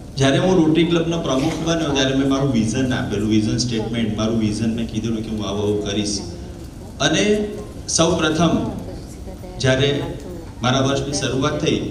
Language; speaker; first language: Gujarati; non-native, local second language; Marathi